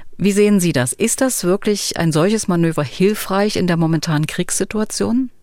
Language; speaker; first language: German; native; German